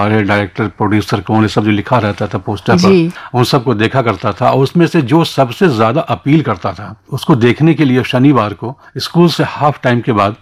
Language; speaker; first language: Hindi; native; Hindi